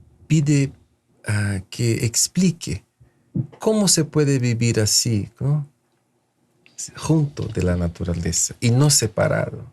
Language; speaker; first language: Spanish; non-native, fluent; Portuguese